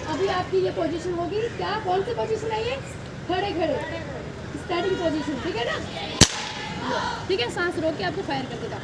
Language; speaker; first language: Hindi; native; Hindi